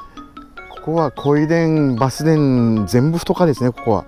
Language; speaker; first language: Japanese; native; Japanese